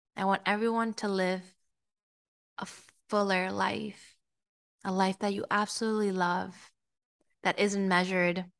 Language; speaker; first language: English; early bilingual, other home language; Spanish